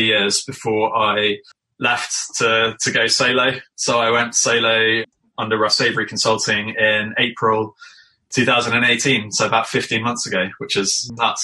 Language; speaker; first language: English; native; English